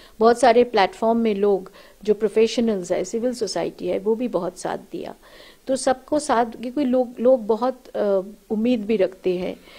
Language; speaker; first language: Hindi; non-native, local second language; Bangla